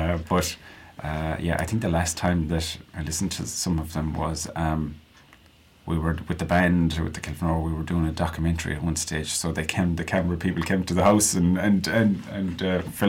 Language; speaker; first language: English; native; English